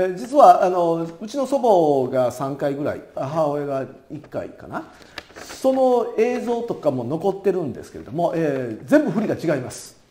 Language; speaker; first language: Japanese; native; Japanese